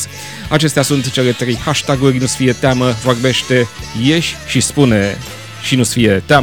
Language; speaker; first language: Romanian; native; Romanian